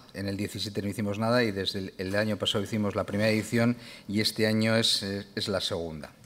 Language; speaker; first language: Spanish; native; Spanish